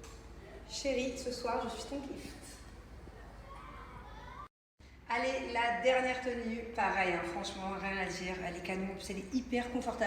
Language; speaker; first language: French; native; French